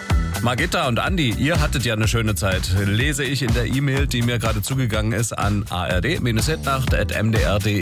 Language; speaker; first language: German; native; German